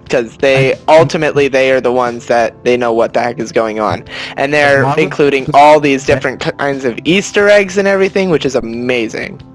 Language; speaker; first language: English; native; English